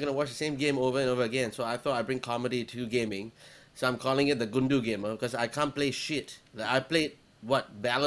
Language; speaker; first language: English; native; English